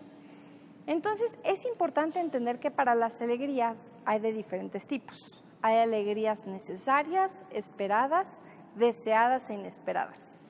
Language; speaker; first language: Spanish; native; Spanish